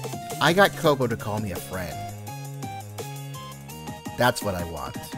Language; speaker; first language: English; native; English